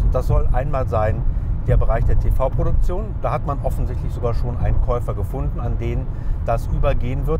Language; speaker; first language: German; native; German